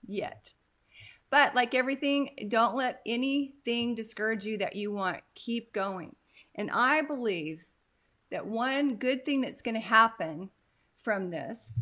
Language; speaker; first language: English; native; English